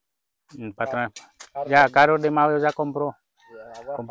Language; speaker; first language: Portuguese; non-native, learner; Vietnamese